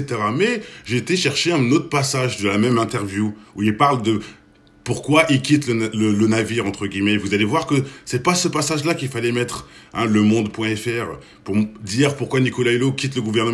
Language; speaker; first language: French; native; French